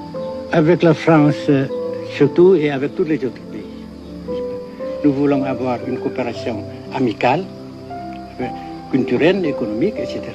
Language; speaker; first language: French; non-native, local second language; Vietnamese